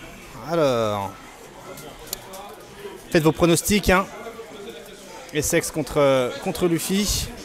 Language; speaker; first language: French; native; French